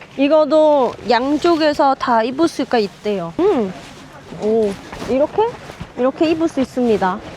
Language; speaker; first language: Korean; non-native, fluent; Vietnamese